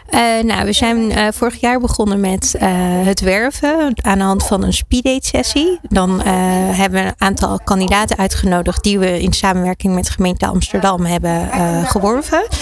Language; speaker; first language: Dutch; early bilingual, other home language; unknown